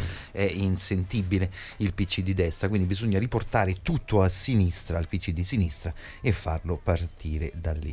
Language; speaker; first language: Italian; native; Italian